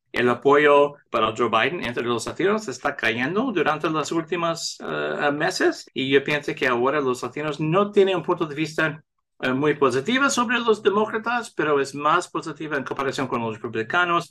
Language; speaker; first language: Spanish; early bilingual, heritage; English